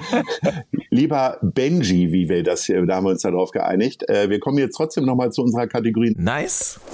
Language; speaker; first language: German; native; German